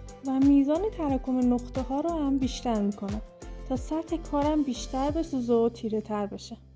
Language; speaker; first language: Persian; native; Persian